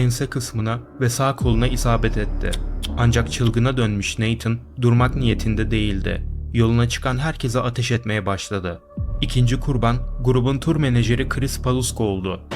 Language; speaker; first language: Turkish; native; Turkish